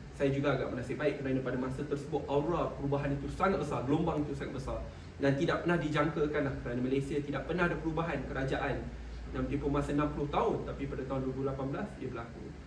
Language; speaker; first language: Malay; native; Malay